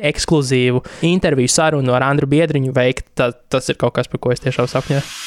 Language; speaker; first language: Latvian; native; Latvian